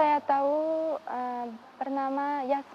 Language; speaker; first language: Indonesian; non-native, learner; Uzbek